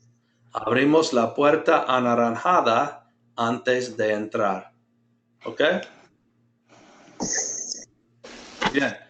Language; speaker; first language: Spanish; non-native, fluent; English